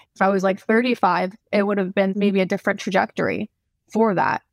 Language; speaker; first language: English; native; English